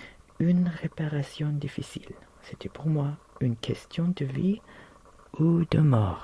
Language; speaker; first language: French; non-native, learner; Filipino